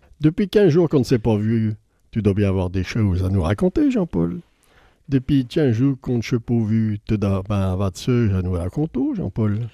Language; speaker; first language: French; native; French